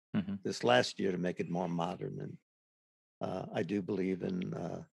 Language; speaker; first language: English; native; English